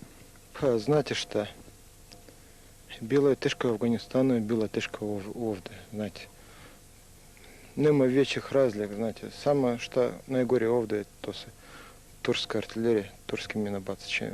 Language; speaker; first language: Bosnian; non-native, learner; Russian